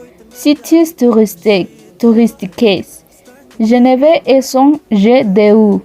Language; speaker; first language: French; non-native, learner; Spanish